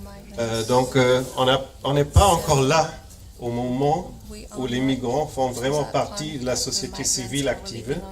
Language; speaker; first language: French; non-native, fluent; German